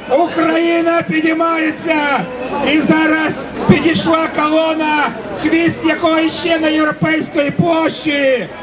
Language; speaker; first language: Ukrainian; native; Ukrainian